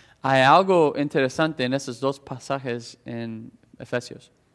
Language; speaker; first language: Spanish; non-native, fluent; English